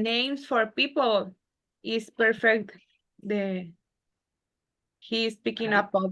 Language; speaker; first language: English; non-native, learner; Spanish